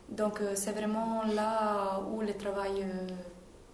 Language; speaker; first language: French; non-native, fluent; Italian